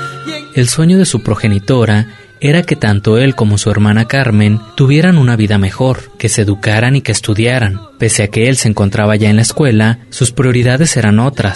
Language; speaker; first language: Spanish; native; Spanish